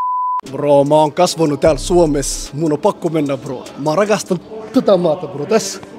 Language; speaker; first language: Finnish; early bilingual, other home language; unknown